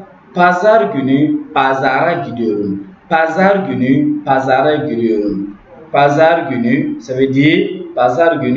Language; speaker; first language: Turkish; non-native, learner; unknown